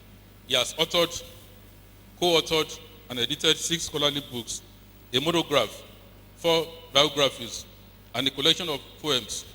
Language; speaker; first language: English; non-native, local second language; Yoruba